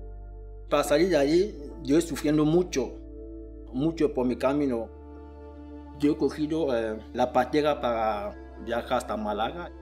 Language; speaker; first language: Spanish; non-native, learner; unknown